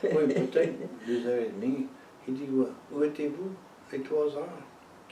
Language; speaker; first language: French; non-native, fluent; English